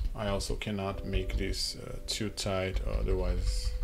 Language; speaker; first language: English; non-native, fluent; Portuguese